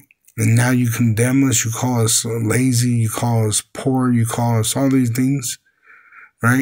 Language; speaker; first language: English; native; English